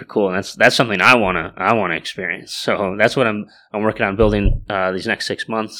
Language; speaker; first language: English; native; English